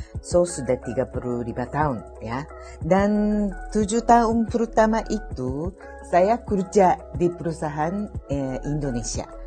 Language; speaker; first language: Indonesian; non-native, fluent; Japanese